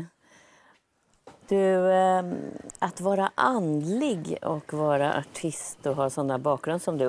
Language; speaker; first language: Swedish; native; Swedish